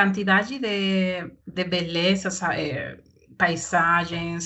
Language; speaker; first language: Portuguese; non-native, learner; Spanish